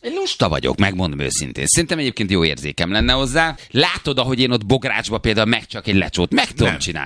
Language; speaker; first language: Hungarian; native; Hungarian